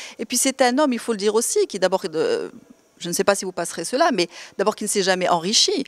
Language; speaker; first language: French; non-native, local second language; Arabic